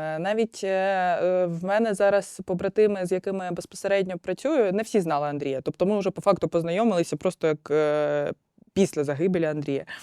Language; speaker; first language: Ukrainian; non-native, local second language; Russian